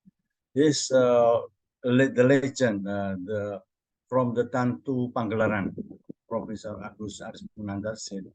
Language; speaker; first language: English; non-native, learner; Indonesian